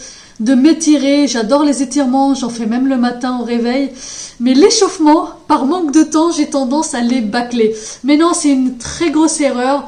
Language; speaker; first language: French; native; French